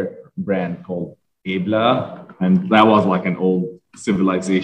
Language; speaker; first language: English; non-native, fluent; Arabic